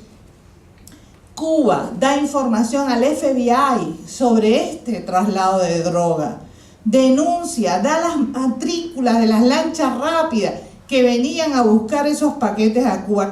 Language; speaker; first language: Spanish; native; Spanish